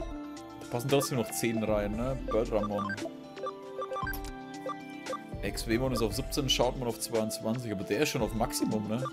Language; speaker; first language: German; native; German